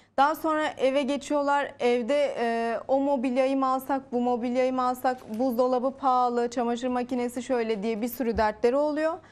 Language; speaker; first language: Turkish; native; Turkish